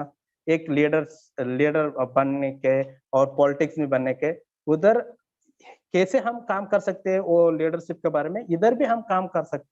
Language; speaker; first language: Hindi; non-native, learner; Kannada